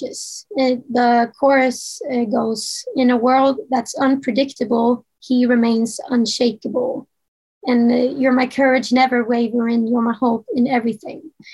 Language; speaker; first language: English; non-native, fluent; Swedish